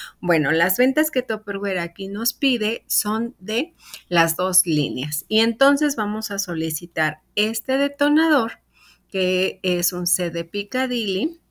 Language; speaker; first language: Spanish; native; Spanish